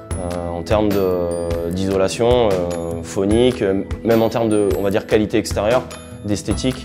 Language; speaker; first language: French; native; French